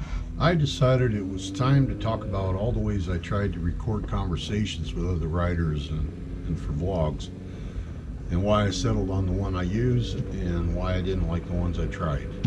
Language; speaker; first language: English; native; English